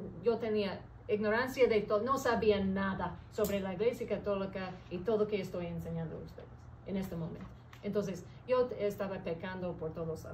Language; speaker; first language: Spanish; early bilingual, heritage; English